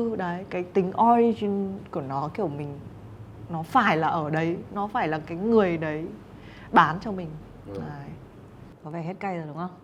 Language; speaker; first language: Vietnamese; native; Vietnamese